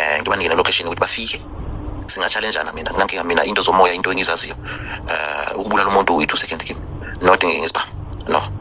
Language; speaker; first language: Zulu; non-native, fluent; Nyanja